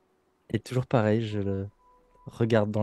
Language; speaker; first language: French; native; French